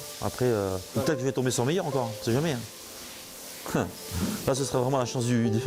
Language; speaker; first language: French; native; French